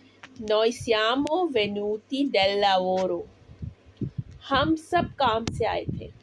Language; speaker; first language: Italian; non-native, learner; Urdu